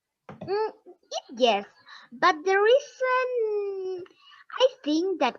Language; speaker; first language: English; non-native, learner; Spanish